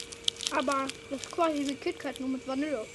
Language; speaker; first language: German; native; German